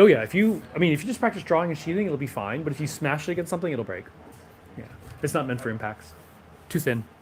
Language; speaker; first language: English; native; English